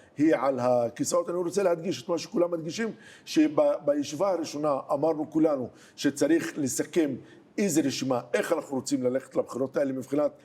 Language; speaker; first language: Hebrew; non-native, local second language; Arabic